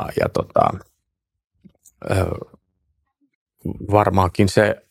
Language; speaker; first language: Finnish; native; Finnish